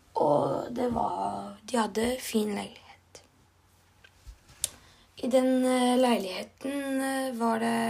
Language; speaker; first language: Norwegian; non-native, learner; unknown